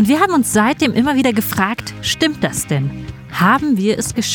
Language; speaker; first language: German; native; German